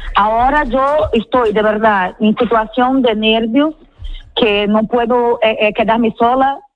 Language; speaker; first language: Spanish; non-native, fluent; Portuguese